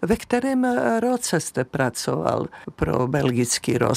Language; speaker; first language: Czech; native; Czech